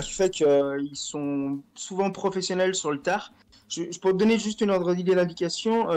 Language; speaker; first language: French; native; French